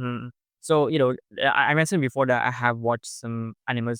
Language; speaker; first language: English; non-native, fluent; Indonesian